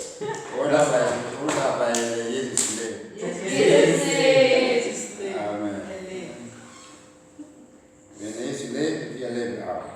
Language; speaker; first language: German; non-native, learner; French